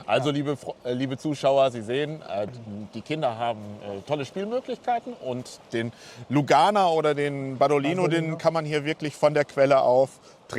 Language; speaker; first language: German; native; German